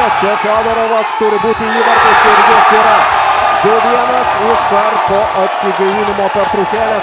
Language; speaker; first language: Lithuanian; native; Lithuanian